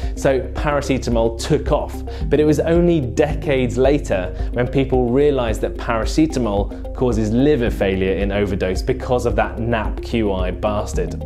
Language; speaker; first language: English; native; English